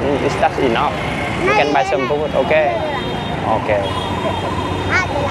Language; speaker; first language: English; non-native, learner; Vietnamese